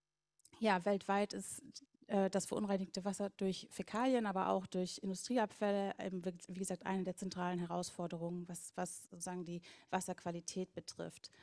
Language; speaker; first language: German; native; German